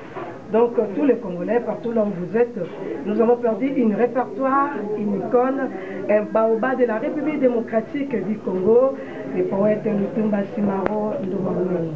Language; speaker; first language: French; non-native, local second language; Lingala